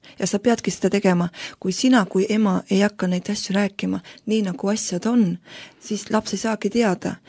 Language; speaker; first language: Estonian; non-native, local second language; Russian